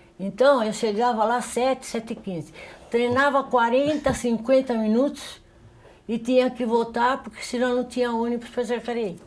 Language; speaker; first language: Portuguese; early bilingual, other home language; Spanish